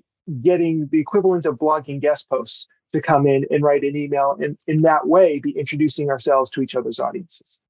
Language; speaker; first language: English; native; English